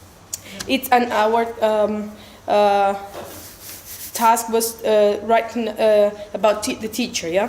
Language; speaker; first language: English; non-native, fluent; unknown